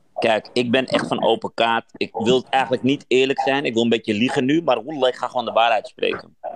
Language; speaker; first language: Dutch; early bilingual, other home language; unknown